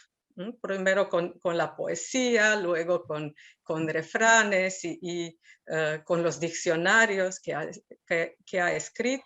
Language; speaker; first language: Spanish; non-native, fluent; Serbian